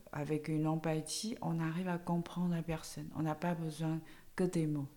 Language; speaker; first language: French; non-native, fluent; Chinese